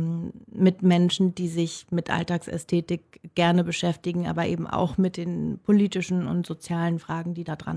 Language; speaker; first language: German; native; German